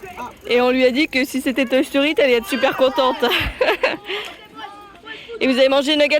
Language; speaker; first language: French; native; French